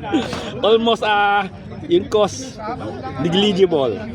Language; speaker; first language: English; non-native, local second language; Filipino